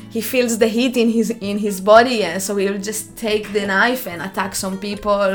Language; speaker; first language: English; non-native, fluent; Hebrew